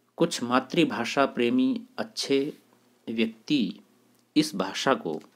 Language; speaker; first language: Hindi; native; Hindi